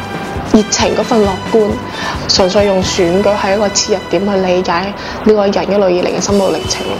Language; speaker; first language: Cantonese; native; Cantonese